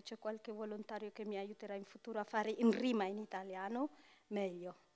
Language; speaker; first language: Italian; non-native, fluent; Tigrinya